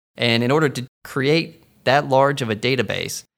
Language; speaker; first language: English; native; English